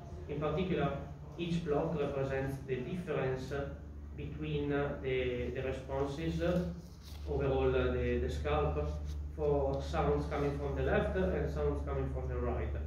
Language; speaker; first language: English; non-native, fluent; Italian